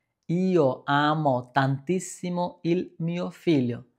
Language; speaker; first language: Italian; non-native, learner; Bangla